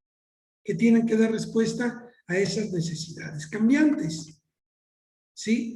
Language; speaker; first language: Spanish; native; Spanish